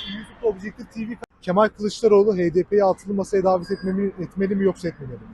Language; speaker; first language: Turkish; native; Turkish